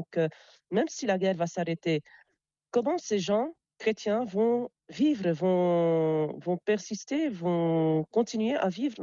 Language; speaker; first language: French; non-native, local second language; Arabic